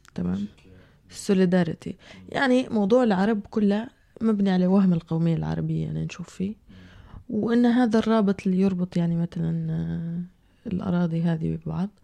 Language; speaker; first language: Arabic; non-native, local second language; Berber languages